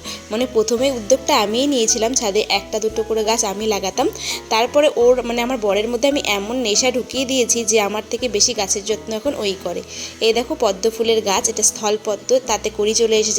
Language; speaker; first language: Bangla; native; Bangla